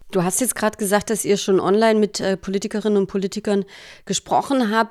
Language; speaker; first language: German; native; German